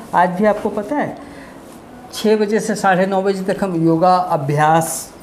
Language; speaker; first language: Hindi; native; Hindi